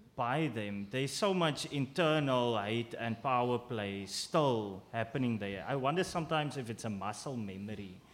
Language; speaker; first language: English; non-native, local second language; Afrikaans